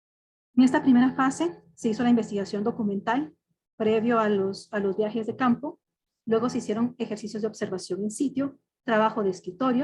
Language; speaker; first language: Spanish; native; Spanish